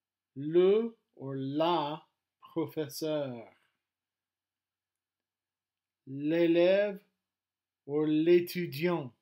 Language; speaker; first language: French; non-native, fluent; English